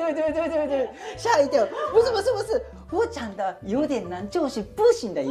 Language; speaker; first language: Chinese; non-native, fluent; Japanese